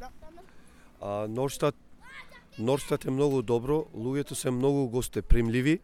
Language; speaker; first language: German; non-native, learner; Macedonian